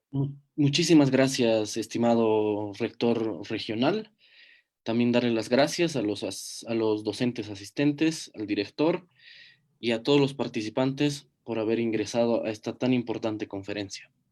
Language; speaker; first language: Spanish; native; Spanish